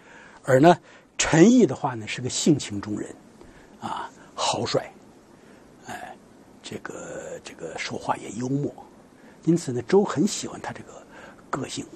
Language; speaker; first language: Chinese; native; Chinese